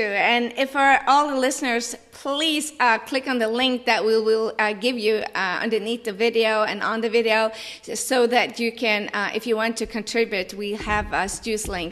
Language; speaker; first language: English; non-native, fluent; Norwegian